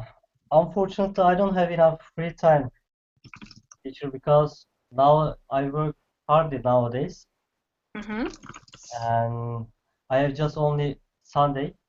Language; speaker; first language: English; non-native, learner; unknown